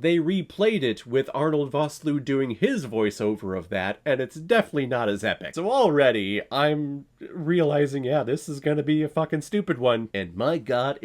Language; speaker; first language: English; native; English